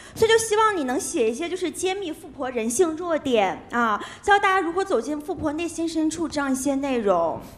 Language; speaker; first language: Chinese; native; Chinese